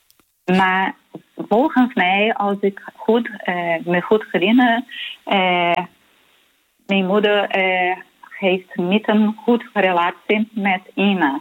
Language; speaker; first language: Dutch; non-native, learner; Portuguese